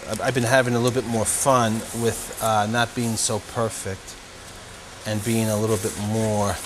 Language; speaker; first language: English; native; English